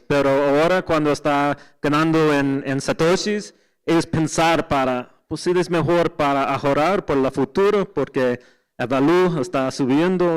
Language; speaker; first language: Spanish; non-native, learner; English